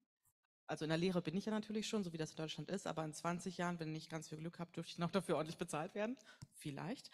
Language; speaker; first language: German; native; German